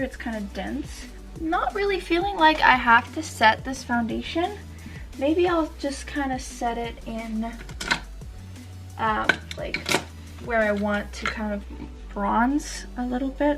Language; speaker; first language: English; native; English